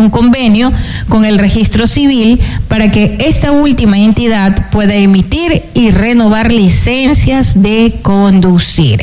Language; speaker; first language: Spanish; native; Spanish